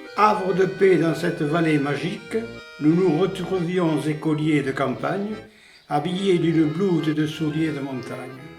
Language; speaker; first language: French; native; French